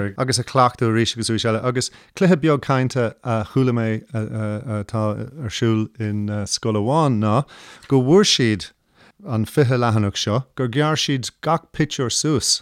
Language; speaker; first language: Irish; non-native, local second language; English